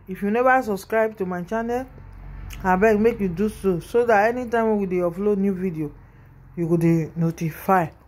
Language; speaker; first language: Nigerian Pidgin; non-native, local second language; Yoruba